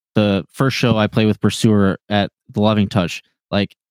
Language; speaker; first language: English; native; English